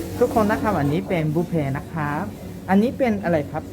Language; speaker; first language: Thai; non-native, learner; Korean